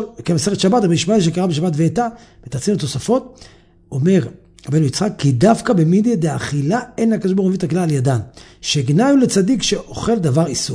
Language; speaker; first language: Hebrew; native; Hebrew